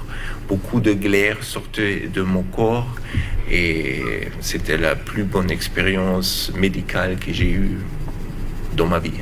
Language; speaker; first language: French; non-native, learner; German